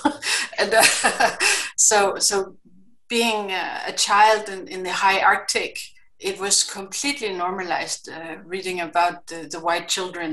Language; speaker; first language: English; non-native, fluent; Kalaallisut